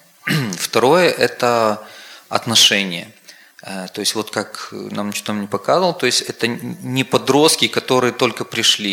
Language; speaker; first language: Russian; native; Russian